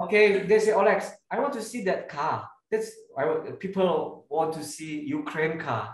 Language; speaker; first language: English; non-native, learner; Indonesian